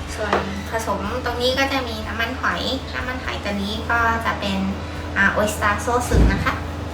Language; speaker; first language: Thai; non-native, fluent; Japanese